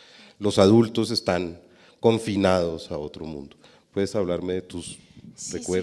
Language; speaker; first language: Spanish; native; Spanish